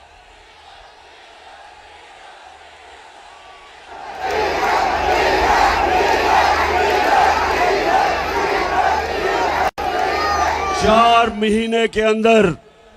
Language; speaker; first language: Urdu; native; Urdu